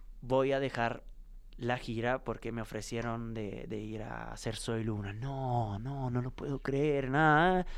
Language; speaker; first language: Spanish; non-native, fluent; Italian